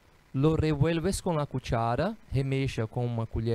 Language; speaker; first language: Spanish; non-native, fluent; Portuguese